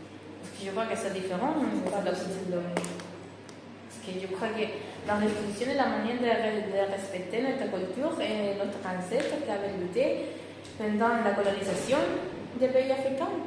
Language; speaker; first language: French; non-native, fluent; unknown